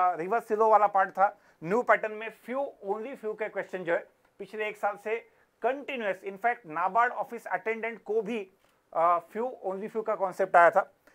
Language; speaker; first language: Hindi; non-native, local second language; Marathi